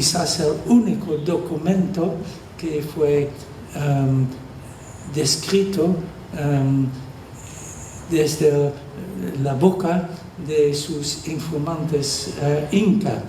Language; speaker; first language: Spanish; non-native, fluent; Dutch